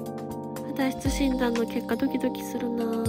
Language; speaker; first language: Japanese; native; Japanese